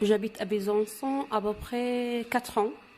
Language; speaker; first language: French; non-native, learner; Arabic